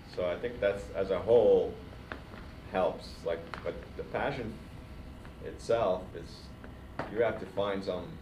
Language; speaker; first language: English; non-native, fluent; Swedish